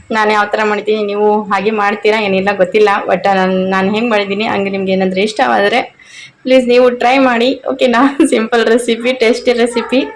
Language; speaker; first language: Kannada; non-native, local second language; Urdu